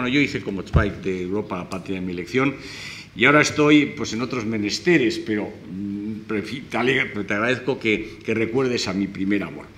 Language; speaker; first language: Spanish; native; Spanish